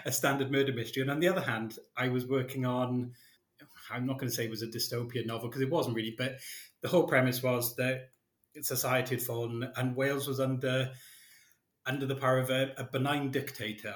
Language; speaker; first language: English; native; English